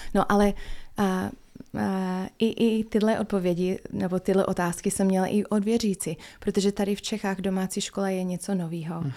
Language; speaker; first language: Czech; non-native, fluent; English